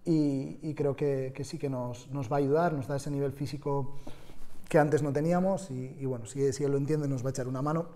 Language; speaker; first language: Spanish; native; Spanish